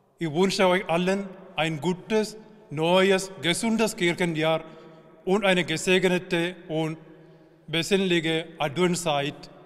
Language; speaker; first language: German; non-native, fluent; Malayalam